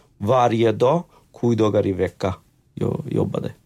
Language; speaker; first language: Swedish; non-native, learner; Bangla